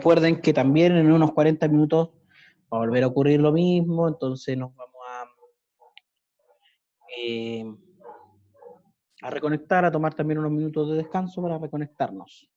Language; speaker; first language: Spanish; native; Spanish